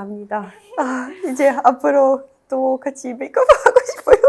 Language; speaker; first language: Korean; non-native, fluent; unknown